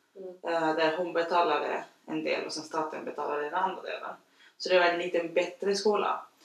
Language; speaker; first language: Swedish; non-native, fluent; Spanish